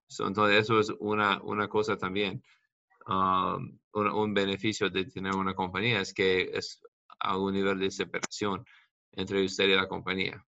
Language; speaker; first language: Spanish; non-native, fluent; English